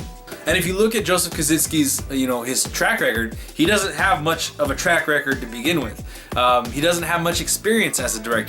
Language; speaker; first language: English; native; English